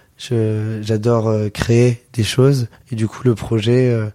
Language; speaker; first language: French; native; French